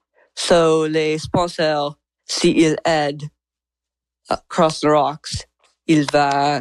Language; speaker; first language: French; non-native, local second language; English